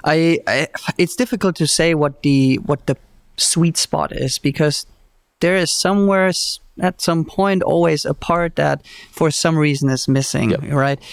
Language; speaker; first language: English; non-native, fluent; German